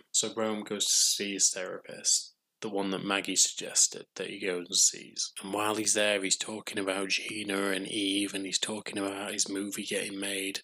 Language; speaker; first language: English; native; English